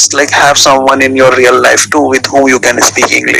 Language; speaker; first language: English; non-native, local second language; Hindi